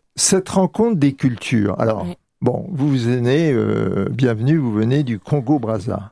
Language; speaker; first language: French; native; French